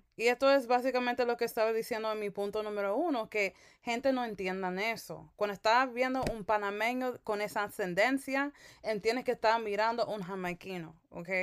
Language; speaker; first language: Spanish; early bilingual, heritage; Spanish